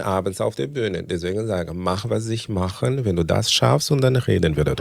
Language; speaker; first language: German; non-native, fluent; Portuguese